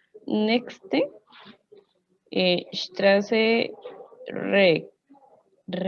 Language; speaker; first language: German; non-native, learner; Spanish